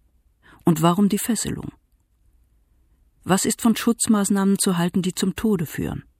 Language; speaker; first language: German; native; German